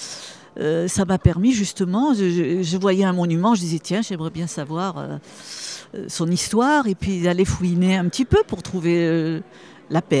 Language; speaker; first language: French; native; French